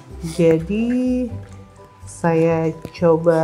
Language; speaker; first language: Indonesian; native; Indonesian